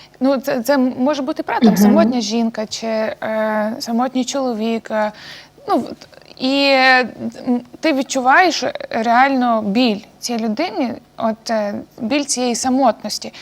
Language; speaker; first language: Ukrainian; native; Ukrainian